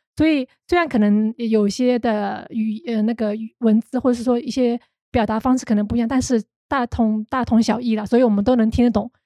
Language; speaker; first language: Chinese; native; Chinese